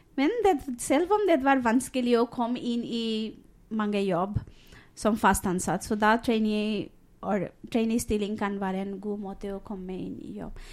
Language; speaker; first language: Norwegian; non-native, fluent; Bangla